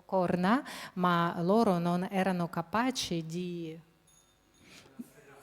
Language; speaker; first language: Italian; non-native, fluent; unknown